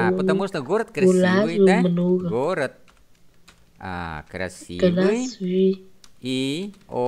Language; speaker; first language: Russian; non-native, fluent; Vietnamese